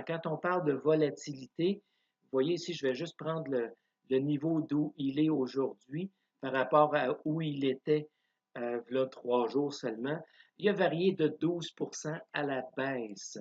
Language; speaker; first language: French; native; French